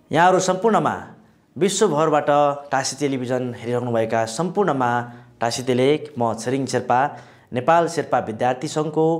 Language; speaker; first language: Nepali; non-native, local second language; Sherpa